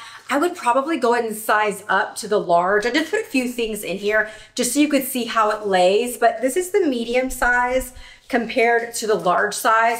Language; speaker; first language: English; native; English